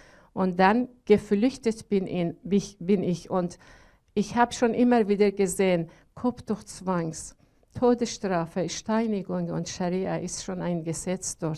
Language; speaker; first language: German; non-native, learner; Persian